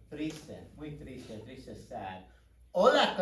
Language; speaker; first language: Spanish; non-native, fluent; English